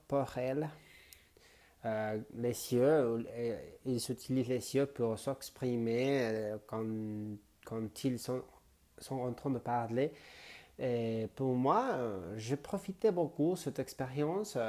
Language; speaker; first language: French; non-native, learner; Spanish